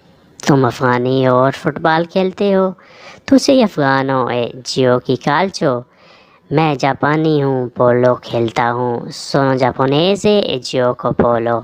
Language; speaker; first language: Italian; non-native, learner; Urdu